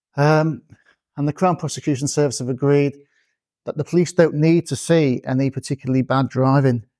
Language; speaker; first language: English; native; English